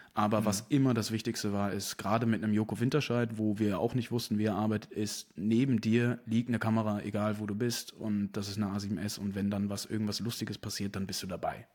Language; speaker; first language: German; native; German